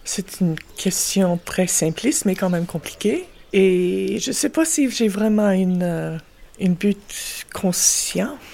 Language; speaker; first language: French; non-native, fluent; English